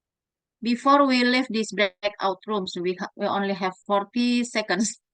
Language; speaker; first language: English; non-native, fluent; Indonesian